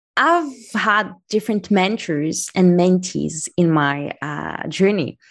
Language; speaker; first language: English; non-native, fluent; Arabic